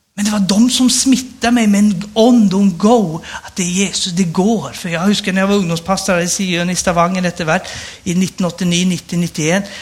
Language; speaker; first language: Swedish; native; Swedish